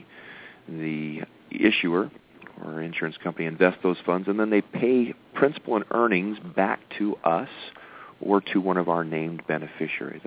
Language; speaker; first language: English; native; English